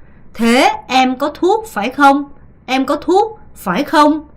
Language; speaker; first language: Vietnamese; non-native, fluent; Korean